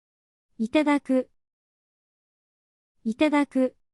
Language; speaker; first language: Japanese; native; Japanese